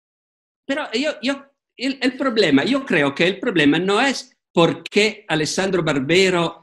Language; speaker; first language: Spanish; non-native, fluent; Italian